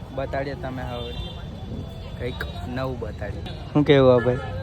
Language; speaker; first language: Gujarati; non-native, local second language; Rathawi